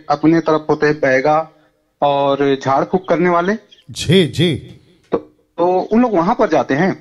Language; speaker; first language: Hindi; native; Hindi